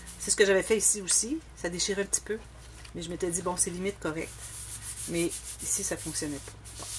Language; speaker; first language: French; native; French